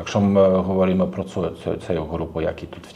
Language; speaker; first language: Ukrainian; non-native, learner; Polish